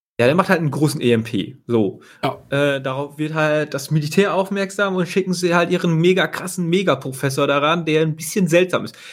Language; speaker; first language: German; native; German